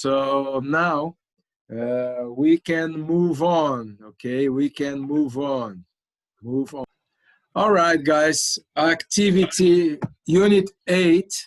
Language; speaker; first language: English; non-native, local second language; Portuguese